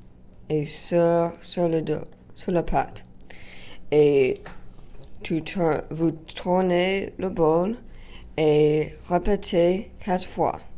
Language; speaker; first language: French; non-native, learner; English